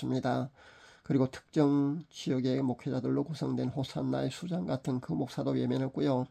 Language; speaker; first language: Korean; native; Korean